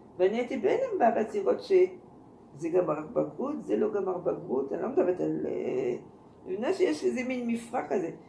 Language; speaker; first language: Hebrew; non-native, fluent; French